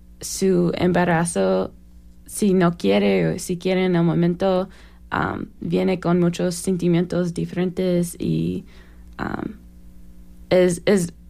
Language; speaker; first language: Spanish; non-native, learner; English